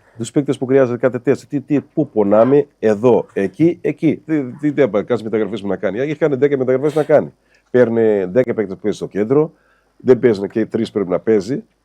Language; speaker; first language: Greek; non-native, fluent; Kabuverdianu